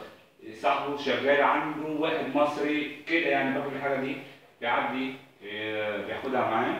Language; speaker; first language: Arabic; native; Arabic